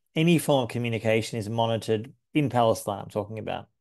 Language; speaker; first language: English; native; English